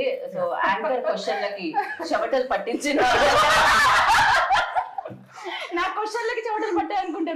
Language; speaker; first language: Telugu; native; Telugu